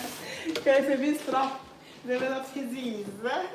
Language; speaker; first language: Dutch; non-native, fluent; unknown